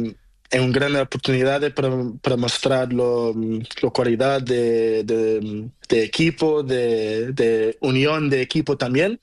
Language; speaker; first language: Spanish; non-native, learner; Portuguese